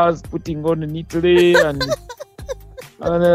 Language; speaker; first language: English; non-native, local second language; Nyankole